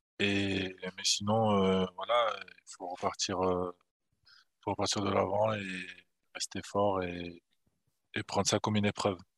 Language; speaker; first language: French; early bilingual, other home language; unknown